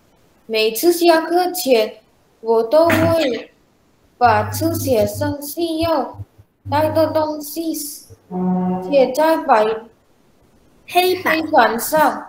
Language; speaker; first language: Chinese; non-native, learner; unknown